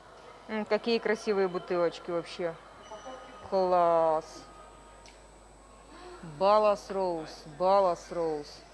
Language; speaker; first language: Russian; native; Russian